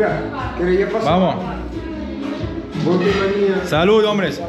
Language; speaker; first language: Spanish; non-native, learner; English